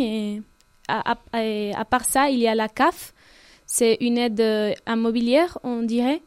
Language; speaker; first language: French; non-native, fluent; Spanish